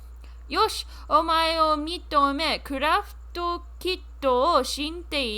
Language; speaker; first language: Japanese; non-native, learner; English